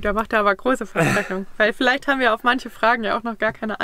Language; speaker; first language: German; native; German